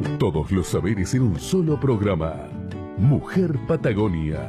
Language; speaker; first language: Spanish; native; Spanish